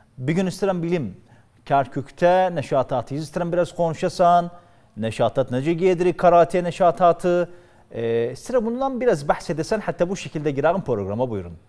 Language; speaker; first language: Turkish; native; Turkish